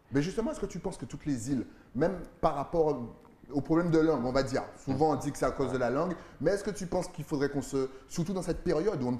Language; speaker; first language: French; native; French